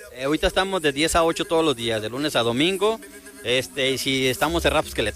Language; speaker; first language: Spanish; native; Spanish